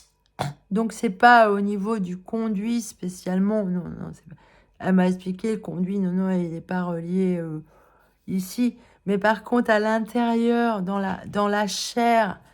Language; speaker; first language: French; native; French